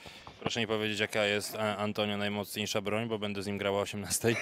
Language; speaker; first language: Polish; native; Polish